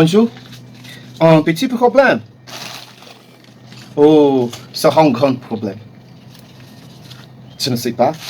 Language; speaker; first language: French; non-native, learner; Portuguese